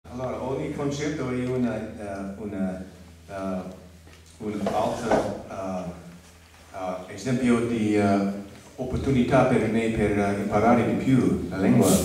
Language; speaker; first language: Italian; non-native, learner; English